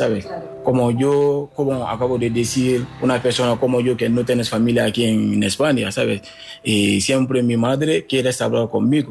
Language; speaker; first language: Spanish; non-native, learner; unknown